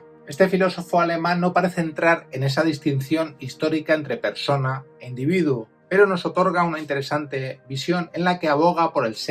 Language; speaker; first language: Spanish; native; Spanish